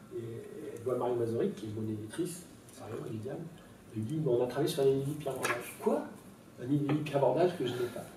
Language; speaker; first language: French; non-native, local second language; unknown